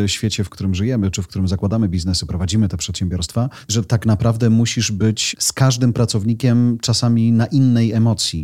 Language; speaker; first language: Polish; native; Polish